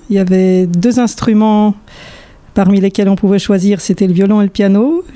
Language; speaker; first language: French; non-native, fluent; Polish